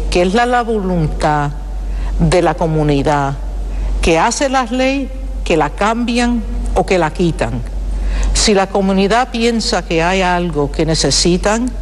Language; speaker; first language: Spanish; early bilingual, heritage; Spanish